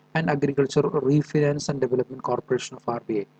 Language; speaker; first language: English; non-native, local second language; Malayalam